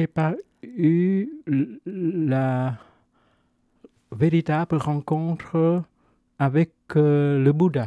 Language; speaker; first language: French; non-native, fluent; Vietnamese